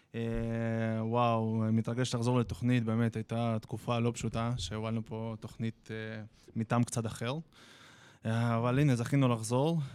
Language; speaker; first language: Hebrew; native; Hebrew